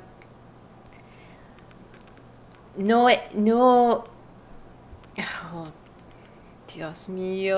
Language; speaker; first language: Spanish; non-native, learner; English